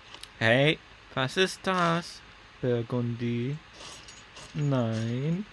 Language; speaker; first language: German; non-native, learner; English